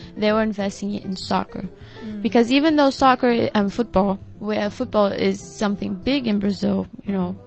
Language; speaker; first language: English; non-native, fluent; Portuguese